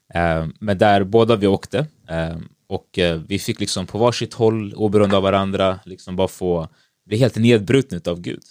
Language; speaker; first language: Swedish; early bilingual, other home language; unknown